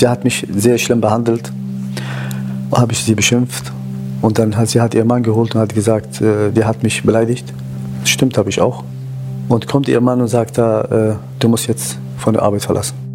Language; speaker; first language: German; non-native, fluent; Kurdish